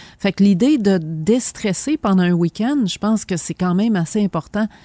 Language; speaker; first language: French; native; French